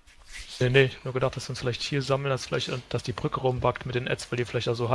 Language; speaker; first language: German; native; German